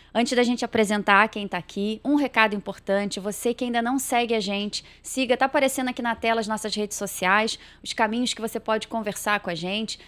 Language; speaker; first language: Portuguese; native; Portuguese